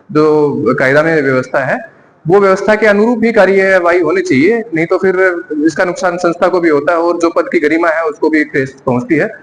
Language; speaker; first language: Hindi; non-native, local second language; Gujarati